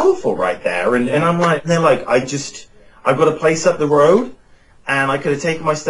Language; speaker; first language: English; native; English